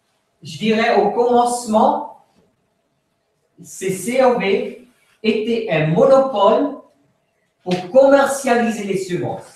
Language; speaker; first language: French; non-native, fluent; Swiss German